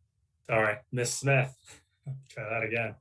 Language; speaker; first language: English; native; English